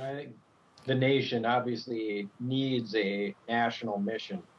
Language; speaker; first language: English; native; English